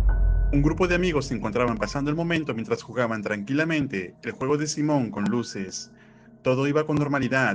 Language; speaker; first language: Spanish; native; Spanish